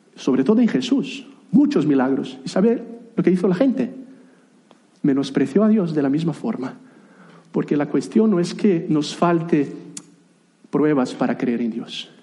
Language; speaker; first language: Spanish; non-native, fluent; Portuguese